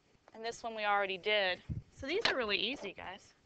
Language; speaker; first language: English; native; English